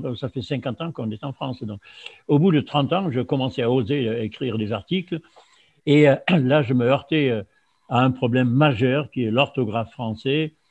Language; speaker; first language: French; non-native, fluent; German